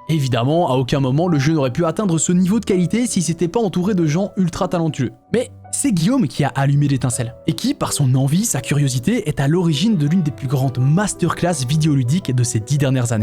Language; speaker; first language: French; native; French